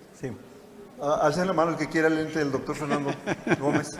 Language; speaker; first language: Spanish; native; Spanish